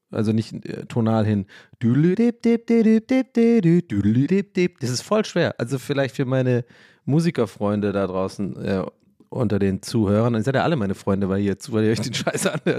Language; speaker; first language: German; early bilingual, other home language; English